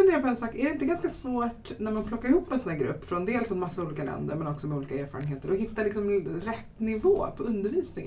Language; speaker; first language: Swedish; native; Swedish